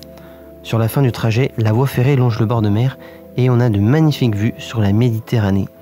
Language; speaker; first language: French; native; French